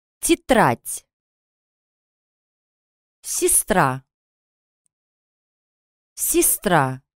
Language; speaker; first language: Russian; non-native, learner; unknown